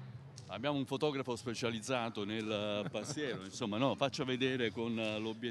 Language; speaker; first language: Italian; native; Italian